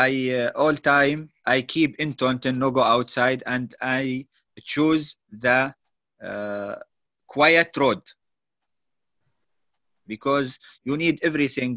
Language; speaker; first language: English; non-native, learner; Arabic